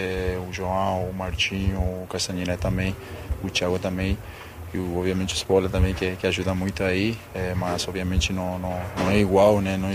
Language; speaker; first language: Portuguese; non-native, fluent; Spanish